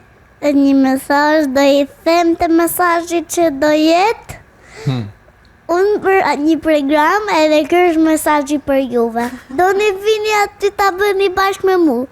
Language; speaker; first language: Albanian; early bilingual, heritage; Albanian